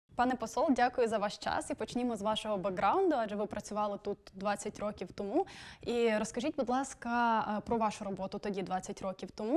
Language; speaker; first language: Ukrainian; native; Ukrainian